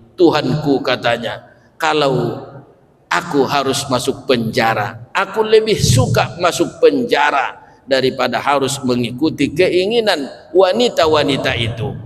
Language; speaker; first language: Malay; non-native, local second language; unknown